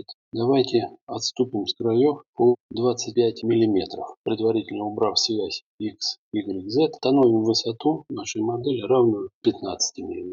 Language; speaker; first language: Russian; native; Russian